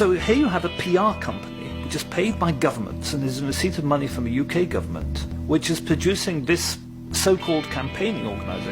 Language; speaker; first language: English; native; English